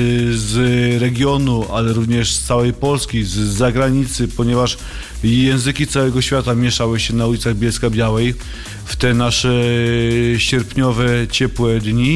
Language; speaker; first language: Polish; native; Polish